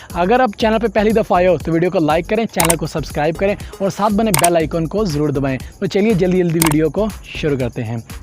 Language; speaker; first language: Urdu; non-native, local second language; Punjabi